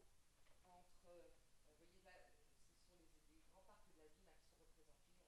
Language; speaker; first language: French; native; French